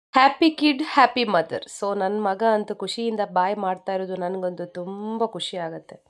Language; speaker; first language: Kannada; non-native, local second language; Konkani